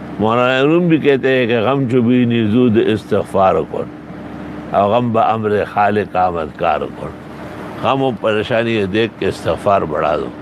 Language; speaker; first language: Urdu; non-native, local second language; Pashto